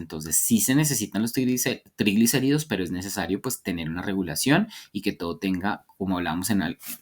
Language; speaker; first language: Spanish; native; Spanish